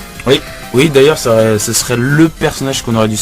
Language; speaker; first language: French; native; French